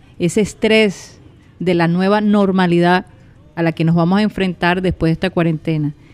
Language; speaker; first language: Spanish; native; Spanish